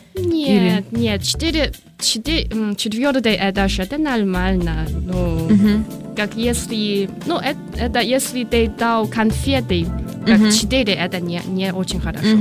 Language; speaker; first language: Russian; non-native, learner; Chinese